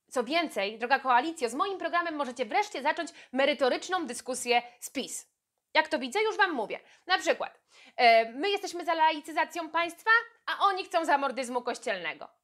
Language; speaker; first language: Polish; native; Polish